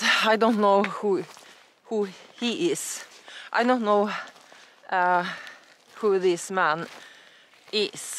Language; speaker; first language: English; non-native, learner; Norwegian